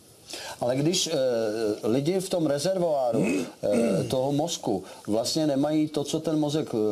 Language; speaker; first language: Czech; native; Czech